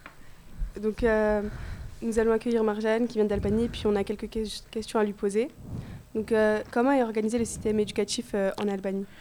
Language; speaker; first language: French; native; French